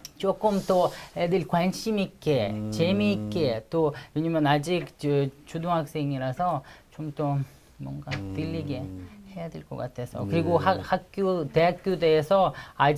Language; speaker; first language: Korean; non-native, fluent; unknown